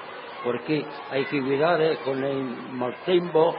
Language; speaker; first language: Italian; non-native, learner; Sicilian